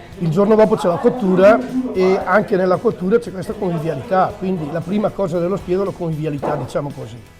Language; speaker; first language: Italian; native; Italian